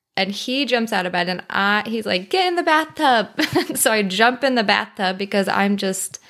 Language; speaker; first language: English; native; English